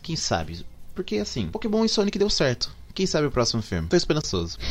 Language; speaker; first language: Portuguese; native; Portuguese